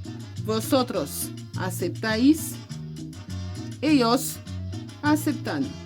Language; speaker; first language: Spanish; non-native, fluent; French